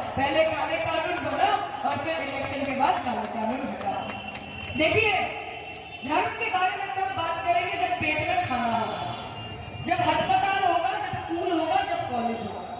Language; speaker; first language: Hindi; non-native, local second language; Bangla